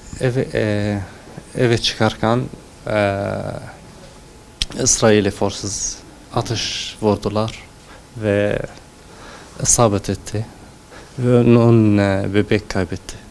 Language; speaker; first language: Turkish; non-native, learner; Arabic